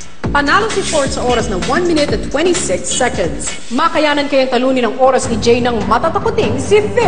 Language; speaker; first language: Filipino; native; Filipino